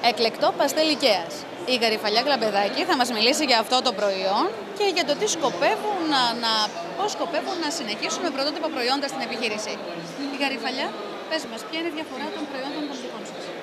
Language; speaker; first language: Greek; native; Greek